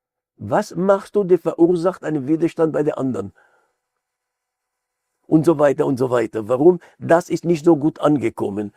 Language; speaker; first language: German; non-native, fluent; Hebrew